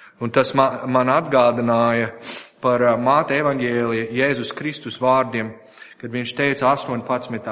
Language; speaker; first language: Latvian; non-native, fluent; English